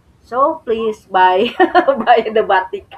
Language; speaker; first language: English; non-native, learner; Indonesian